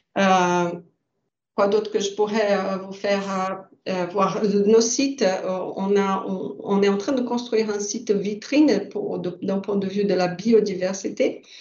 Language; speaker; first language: French; non-native, fluent; Portuguese